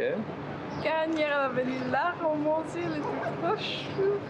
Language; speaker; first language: French; native; French